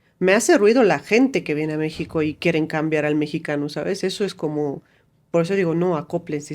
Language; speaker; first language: Spanish; non-native, fluent; Romanian